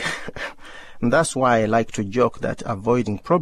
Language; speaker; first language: English; non-native, local second language; Ganda